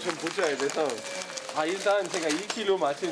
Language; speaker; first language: Korean; non-native, fluent; Danish